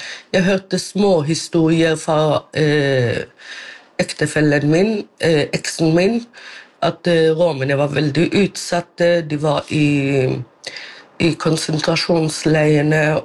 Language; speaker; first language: Norwegian; non-native, local second language; Romany